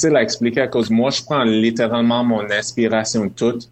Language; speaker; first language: French; native; French